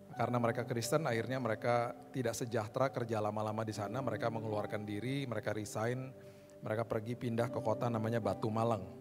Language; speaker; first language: Indonesian; native; Indonesian